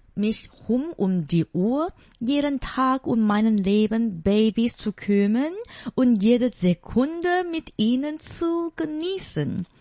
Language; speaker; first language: German; non-native, fluent; Chinese